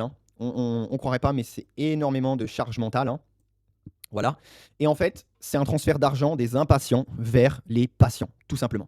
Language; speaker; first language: French; native; French